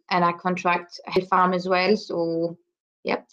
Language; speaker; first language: English; non-native, fluent; French